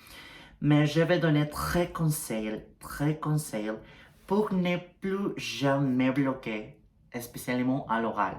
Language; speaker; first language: French; non-native, learner; Spanish